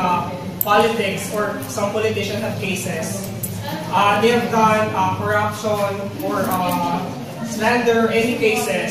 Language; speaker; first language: English; non-native, local second language; Filipino